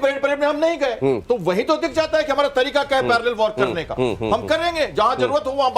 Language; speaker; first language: Hindi; native; Hindi